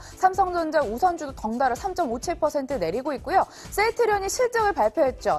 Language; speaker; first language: Korean; native; Korean